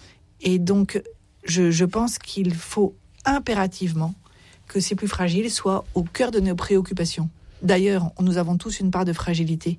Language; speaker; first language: French; native; French